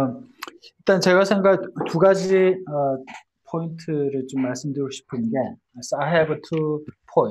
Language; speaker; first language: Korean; native; Korean